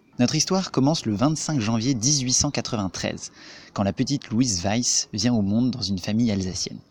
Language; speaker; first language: French; native; French